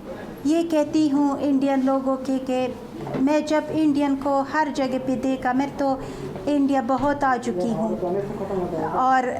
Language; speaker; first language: Hindi; non-native, fluent; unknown